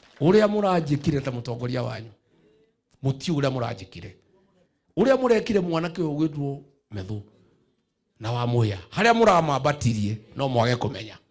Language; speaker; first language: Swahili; non-native, local second language; Kikuyu